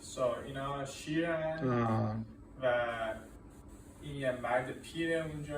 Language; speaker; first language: Persian; non-native, learner; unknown